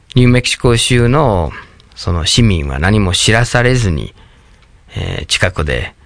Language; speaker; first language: Japanese; non-native, fluent; English